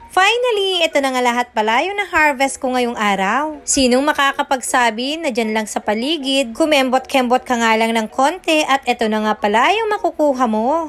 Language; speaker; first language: Filipino; non-native, local second language; Iloko